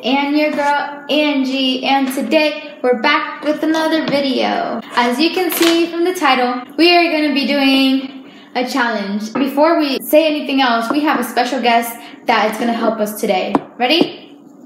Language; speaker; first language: English; early bilingual, other home language; Spanish